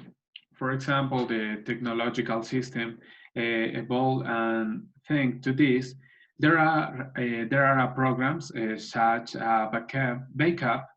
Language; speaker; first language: English; non-native, learner; Spanish